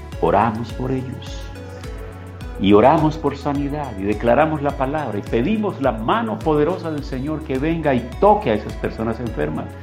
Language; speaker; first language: Spanish; native; Spanish